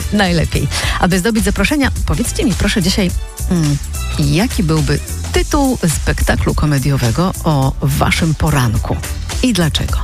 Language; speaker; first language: Polish; native; Polish